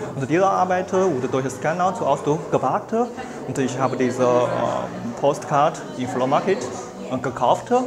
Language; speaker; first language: German; non-native, learner; Chinese